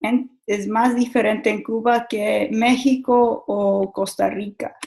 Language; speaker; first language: Spanish; non-native, learner; English